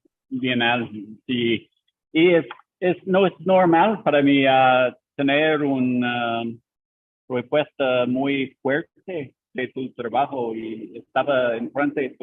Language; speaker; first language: Spanish; non-native, learner; English